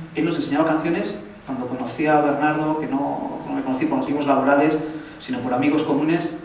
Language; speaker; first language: Spanish; native; Spanish